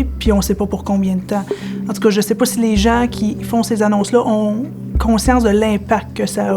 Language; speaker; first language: French; native; French